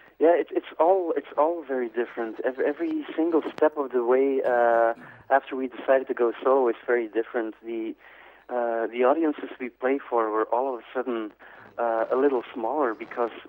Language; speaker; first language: English; non-native, fluent; Dutch